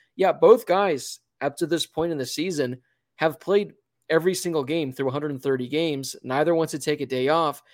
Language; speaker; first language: English; native; English